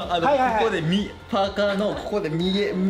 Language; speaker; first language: Japanese; native; Japanese